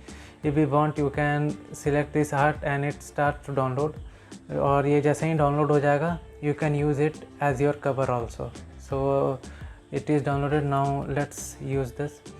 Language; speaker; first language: English; non-native, local second language; Hindi